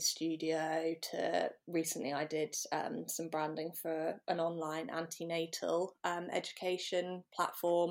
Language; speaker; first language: English; native; English